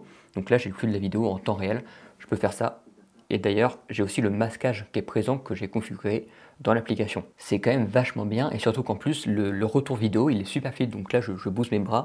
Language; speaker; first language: French; native; French